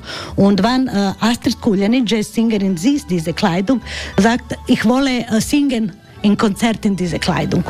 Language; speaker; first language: German; non-native, learner; Croatian